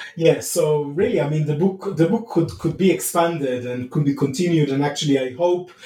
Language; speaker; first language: English; non-native, fluent; Hebrew